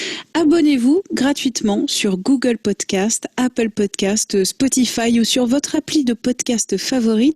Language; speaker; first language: French; native; French